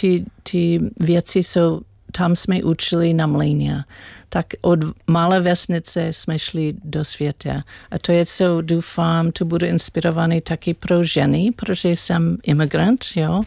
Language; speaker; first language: Czech; non-native, learner; English